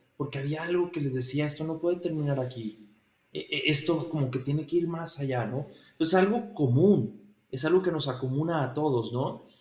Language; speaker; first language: Spanish; native; Spanish